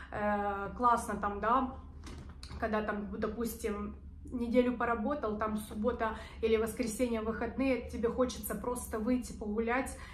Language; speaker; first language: Russian; native; Russian